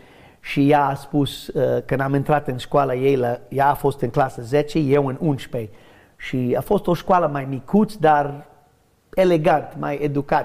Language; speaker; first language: Romanian; non-native, learner; English